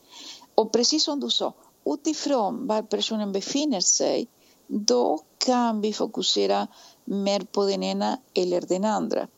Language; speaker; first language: Swedish; non-native, fluent; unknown